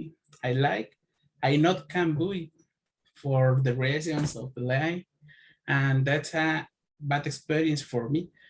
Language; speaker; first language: English; non-native, learner; Spanish